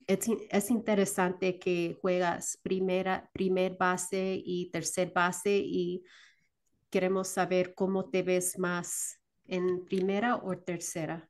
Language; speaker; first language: Spanish; early bilingual, heritage; Spanish